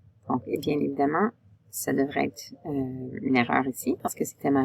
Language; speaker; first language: French; native; French